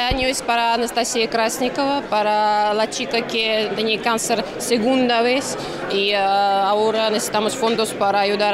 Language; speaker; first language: Spanish; non-native, learner; Russian